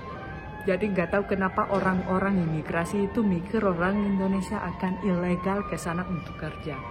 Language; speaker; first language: Indonesian; non-native, fluent; Spanish